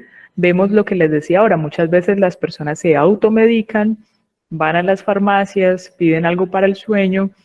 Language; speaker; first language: Spanish; native; Spanish